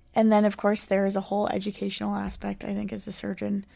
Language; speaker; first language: English; native; English